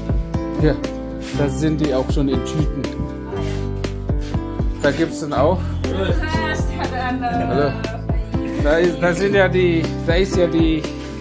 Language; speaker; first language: German; non-native, fluent; Indonesian